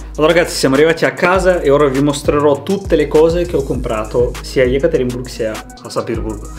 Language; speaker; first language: Italian; early bilingual, other home language; Russian